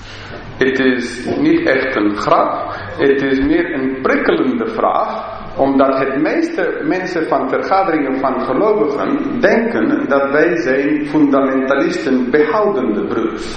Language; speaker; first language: Dutch; non-native, fluent; English